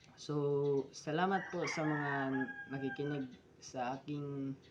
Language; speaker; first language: Filipino; non-native, local second language; Cebuano